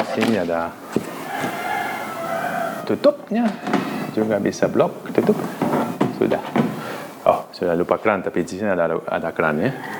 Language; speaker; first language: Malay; non-native, learner; Dutch